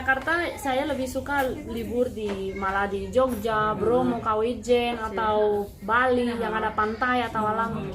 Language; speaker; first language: Indonesian; non-native, fluent; Spanish